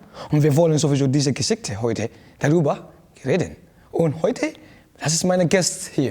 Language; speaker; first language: German; non-native, learner; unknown